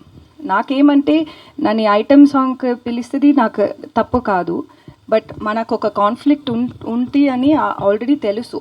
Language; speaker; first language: Telugu; non-native, local second language; Tamil